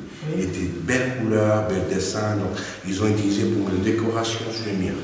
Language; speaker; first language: French; non-native, fluent; Arabic